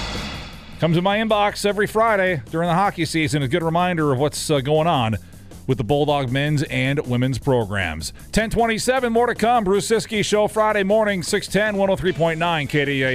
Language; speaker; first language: English; native; English